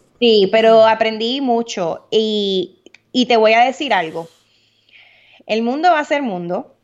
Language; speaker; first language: Spanish; early bilingual, heritage; Spanish